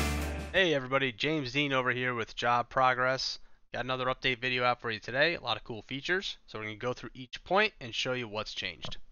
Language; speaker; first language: English; native; English